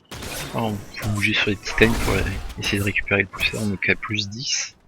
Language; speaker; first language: French; native; French